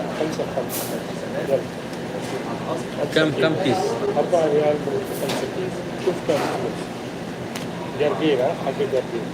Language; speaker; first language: Arabic; non-native, learner; Bangla